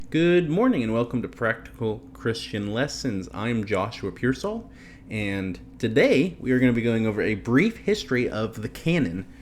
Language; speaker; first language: English; native; English